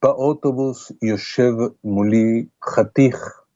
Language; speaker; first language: Hebrew; non-native, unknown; Spanish